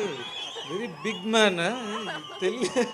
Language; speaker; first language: Telugu; non-native, learner; Tamil